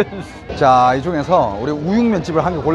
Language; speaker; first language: Korean; native; Korean